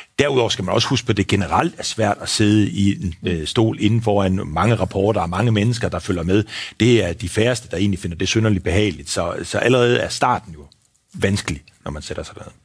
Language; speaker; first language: Danish; native; Danish